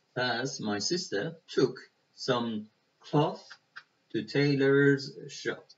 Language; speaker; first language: English; non-native, fluent; Persian